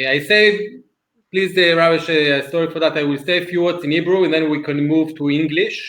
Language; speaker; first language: English; non-native, fluent; Hebrew